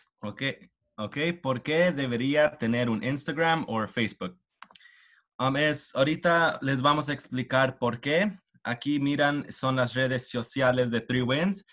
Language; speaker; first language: Spanish; early bilingual, heritage; Spanish